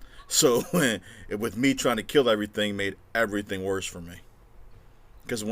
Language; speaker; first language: English; native; English